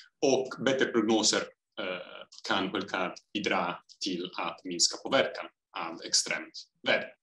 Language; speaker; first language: Swedish; non-native, fluent; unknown